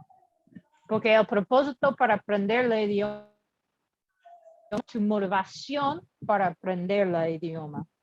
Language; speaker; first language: Spanish; non-native, learner; English